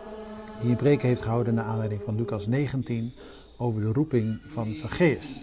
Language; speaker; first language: Dutch; native; Dutch